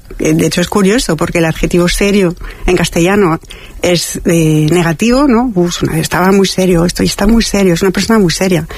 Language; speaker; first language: Spanish; non-native, fluent; French